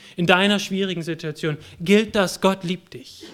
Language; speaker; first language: German; native; German